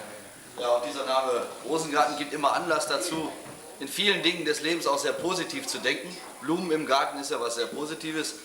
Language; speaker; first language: German; native; German